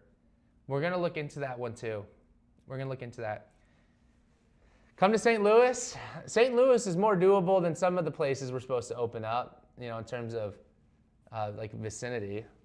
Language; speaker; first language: English; native; English